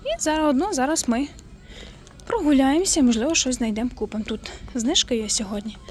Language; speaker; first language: Ukrainian; native; Ukrainian